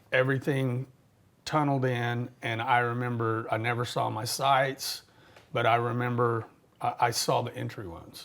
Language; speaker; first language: English; native; English